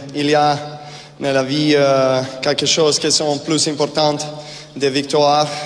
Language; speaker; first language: French; non-native, learner; Serbian